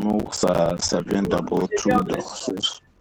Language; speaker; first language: French; non-native, learner; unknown